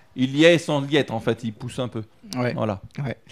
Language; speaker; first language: French; native; French